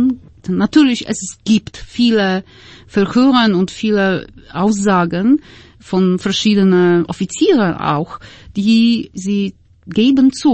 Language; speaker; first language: German; non-native, fluent; Polish